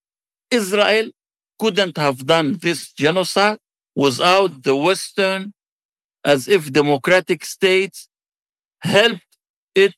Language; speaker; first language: English; non-native, fluent; Arabic